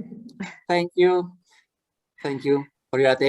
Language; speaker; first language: English; non-native, fluent; Italian